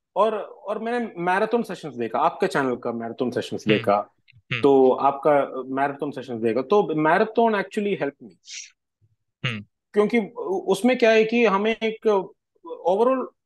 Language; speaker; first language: Hindi; non-native, local second language; Malayalam